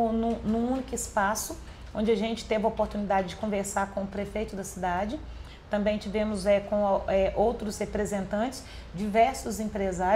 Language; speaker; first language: Portuguese; native; Portuguese